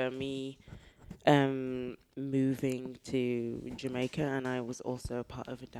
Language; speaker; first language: English; native; English